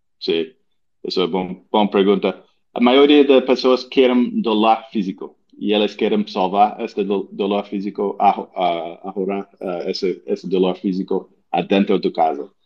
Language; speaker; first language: Portuguese; non-native, learner; English